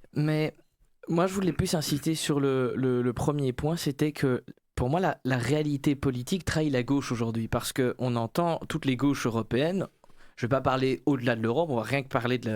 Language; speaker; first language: French; native; French